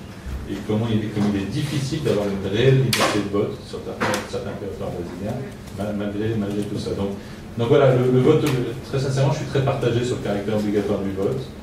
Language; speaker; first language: French; native; French